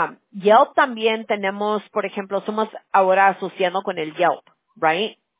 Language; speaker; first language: Spanish; early bilingual, heritage; Spanish